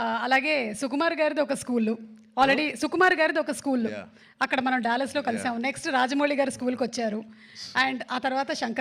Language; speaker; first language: Telugu; native; Telugu